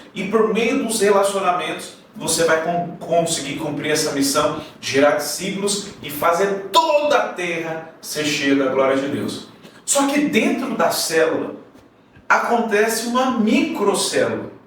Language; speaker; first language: Portuguese; native; Portuguese